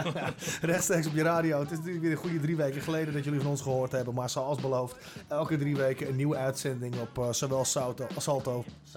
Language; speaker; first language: Dutch; native; Dutch